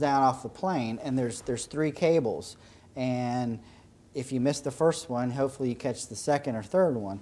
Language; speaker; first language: English; native; English